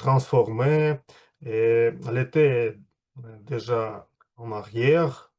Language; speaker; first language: French; non-native, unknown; Russian